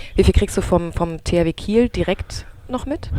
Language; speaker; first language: German; native; German